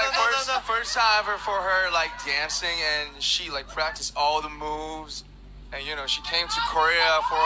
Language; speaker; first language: English; non-native, fluent; Korean